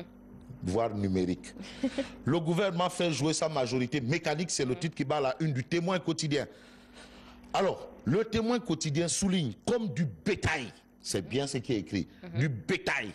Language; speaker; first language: French; non-native, local second language; Wolof